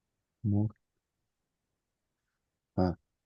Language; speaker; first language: Japanese; non-native, learner; English